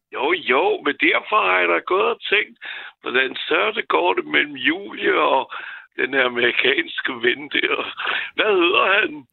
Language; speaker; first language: Danish; non-native, fluent; French